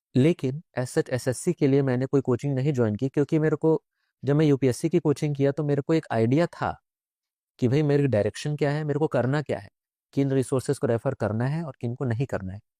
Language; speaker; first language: Hindi; native; Hindi